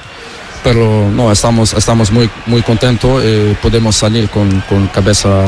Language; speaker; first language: Spanish; non-native, learner; Portuguese